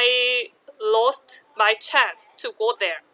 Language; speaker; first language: English; non-native, learner; Korean